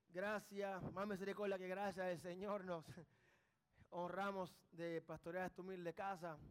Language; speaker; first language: Spanish; early bilingual, heritage; Spanish